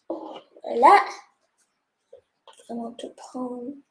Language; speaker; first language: French; non-native, fluent; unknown